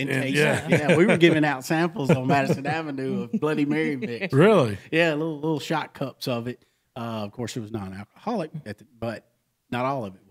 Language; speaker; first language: English; native; English